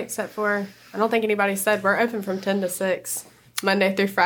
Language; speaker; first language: English; native; English